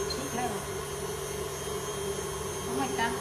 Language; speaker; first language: Spanish; native; Spanish